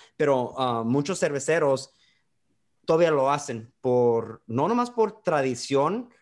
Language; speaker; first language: Spanish; early bilingual, heritage; Spanish